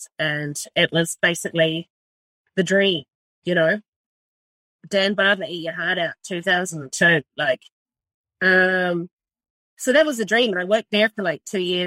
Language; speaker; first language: English; native; English